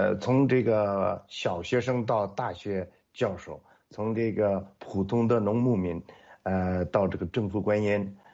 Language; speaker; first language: Chinese; non-native, local second language; Mongolian